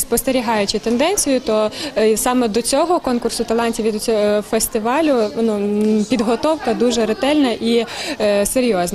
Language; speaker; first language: Ukrainian; native; Ukrainian